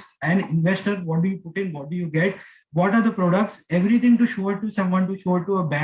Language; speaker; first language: English; non-native, local second language; Hindi